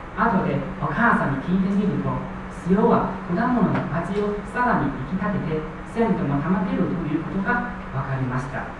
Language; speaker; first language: Japanese; non-native, fluent; Chinese